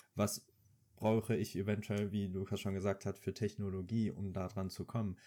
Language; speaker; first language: German; native; German